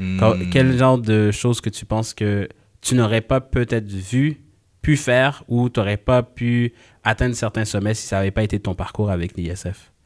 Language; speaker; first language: French; native; French